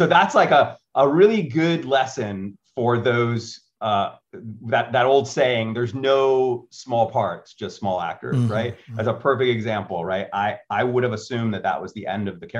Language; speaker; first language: English; native; English